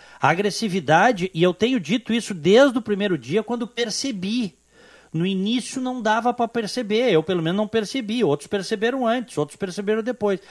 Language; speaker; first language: Portuguese; native; Portuguese